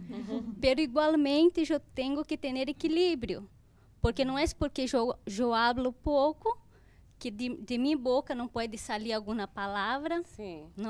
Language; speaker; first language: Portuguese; non-native, learner; Spanish